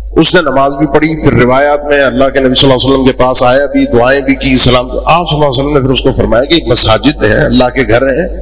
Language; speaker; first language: Urdu; native; Urdu